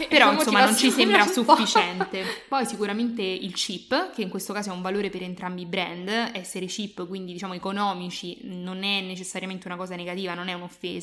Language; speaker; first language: Italian; native; Italian